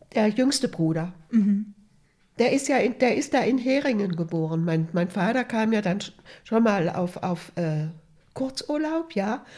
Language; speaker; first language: German; native; German